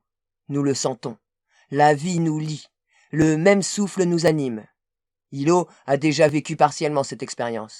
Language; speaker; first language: French; native; French